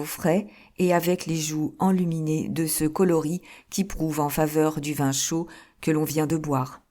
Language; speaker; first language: French; native; French